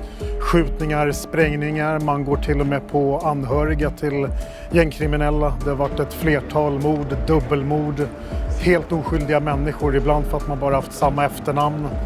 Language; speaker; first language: Swedish; native; Swedish